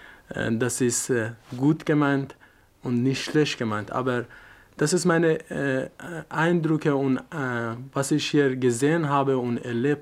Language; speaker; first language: German; non-native, learner; Persian